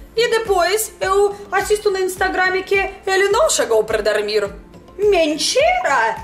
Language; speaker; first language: Portuguese; non-native, learner; Russian